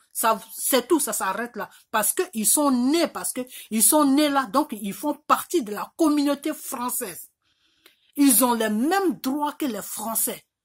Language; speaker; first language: French; native; French